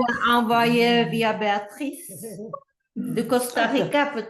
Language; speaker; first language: French; non-native, fluent; Czech